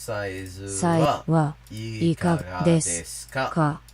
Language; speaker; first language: Japanese; non-native, learner; English